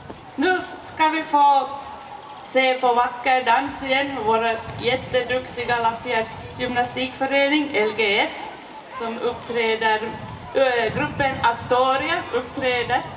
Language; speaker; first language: Swedish; native; Swedish